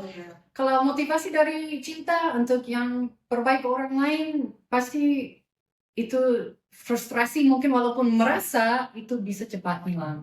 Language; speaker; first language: Indonesian; non-native, fluent; English